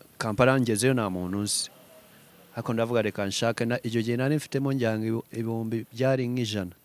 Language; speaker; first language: Kinyarwanda; early bilingual, heritage; Kinyarwanda